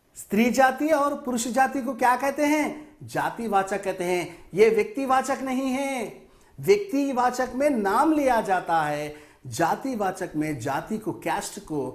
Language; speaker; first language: Hindi; non-native, local second language; Telugu